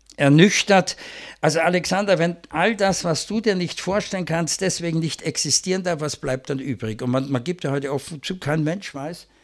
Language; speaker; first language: German; native; German